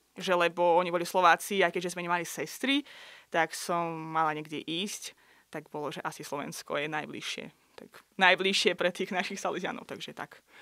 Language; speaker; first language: Slovak; non-native, fluent; Azerbaijani